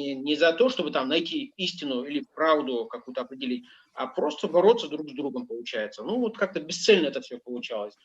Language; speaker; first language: Russian; non-native, local second language; Ingush